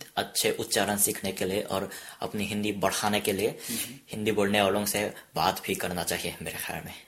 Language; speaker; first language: Hindi; non-native, fluent; Korean